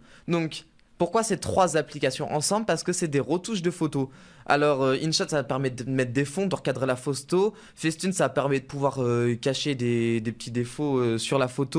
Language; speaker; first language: French; native; French